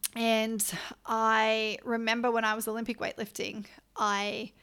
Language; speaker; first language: English; native; English